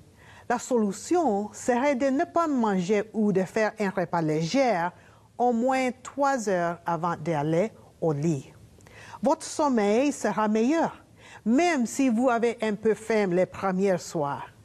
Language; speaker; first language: French; non-native, learner; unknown